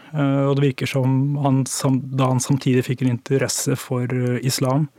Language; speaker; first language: Norwegian; native; Norwegian